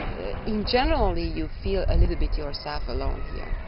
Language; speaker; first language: English; non-native, fluent; Hungarian